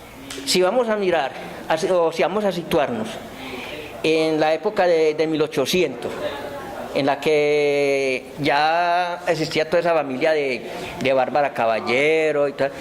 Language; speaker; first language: Spanish; native; Spanish